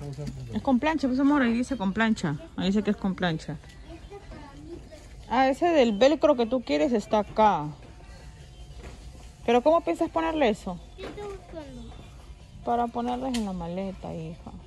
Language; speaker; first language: Spanish; native; Spanish